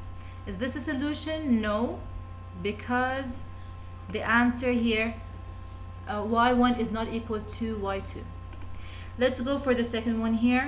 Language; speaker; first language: English; non-native, fluent; Arabic